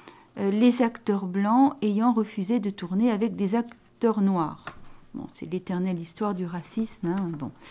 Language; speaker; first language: French; native; French